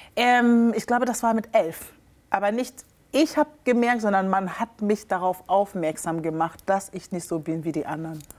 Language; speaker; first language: German; early bilingual, other home language; Akan